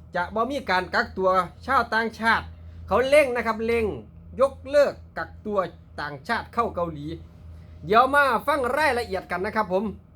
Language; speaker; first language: Thai; native; Thai